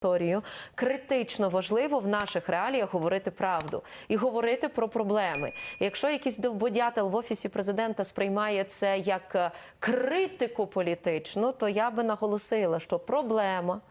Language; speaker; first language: Ukrainian; native; Ukrainian